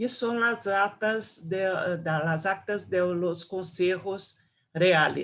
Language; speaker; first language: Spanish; non-native, fluent; Portuguese